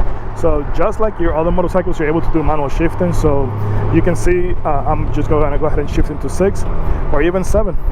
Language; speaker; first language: English; native; English